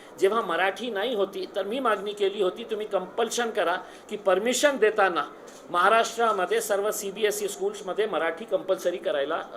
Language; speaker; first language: Marathi; non-native, local second language; Urdu